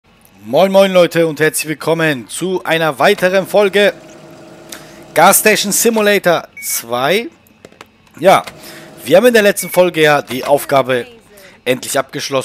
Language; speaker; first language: German; native; German